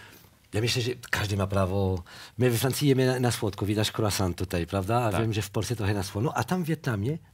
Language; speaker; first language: Polish; non-native, fluent; French